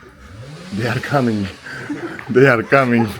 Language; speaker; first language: English; non-native, learner; Romanian